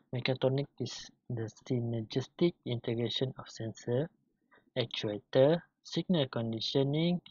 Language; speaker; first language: English; non-native, local second language; Malay